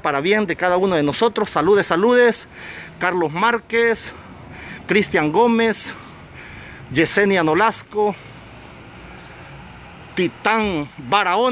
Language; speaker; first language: Spanish; native; Spanish